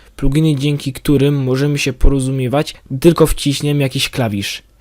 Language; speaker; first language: Polish; native; Polish